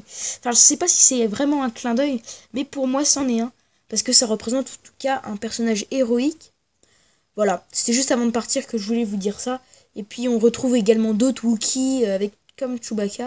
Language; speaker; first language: French; native; French